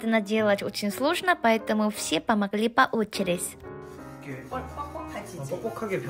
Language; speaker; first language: Russian; non-native, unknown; Korean